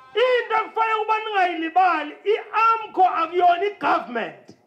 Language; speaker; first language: Zulu; non-native, local second language; Xhosa